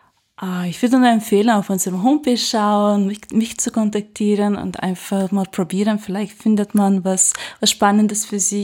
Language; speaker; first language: German; non-native, fluent; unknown